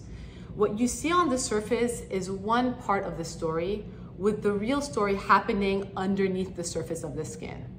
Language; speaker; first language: English; native; English